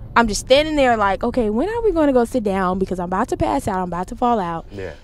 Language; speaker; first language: English; native; English